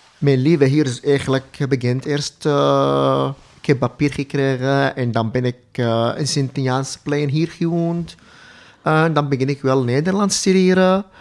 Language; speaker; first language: Dutch; non-native, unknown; Arabic